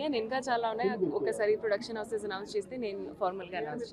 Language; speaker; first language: Telugu; non-native, local second language; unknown